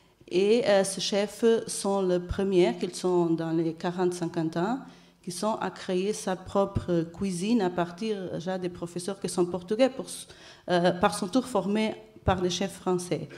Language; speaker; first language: French; non-native, fluent; Portuguese